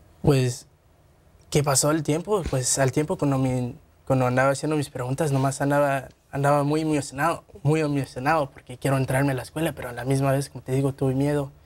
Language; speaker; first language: Spanish; early bilingual, heritage; Spanish